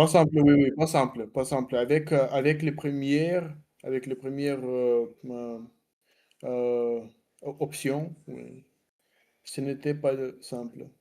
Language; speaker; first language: French; non-native, learner; Russian